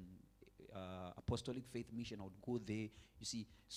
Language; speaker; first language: English; non-native, local second language; Shona